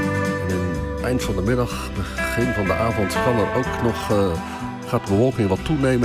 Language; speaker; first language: Dutch; native; Dutch